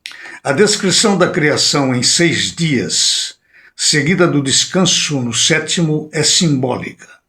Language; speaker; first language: Portuguese; native; Portuguese